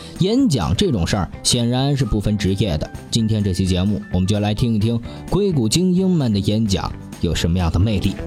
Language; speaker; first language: Chinese; native; Chinese